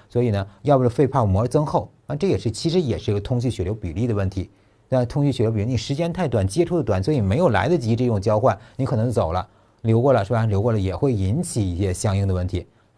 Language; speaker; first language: Chinese; native; Chinese